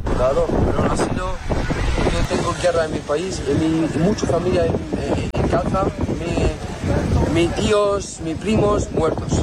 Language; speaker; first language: Spanish; non-native, learner; Arabic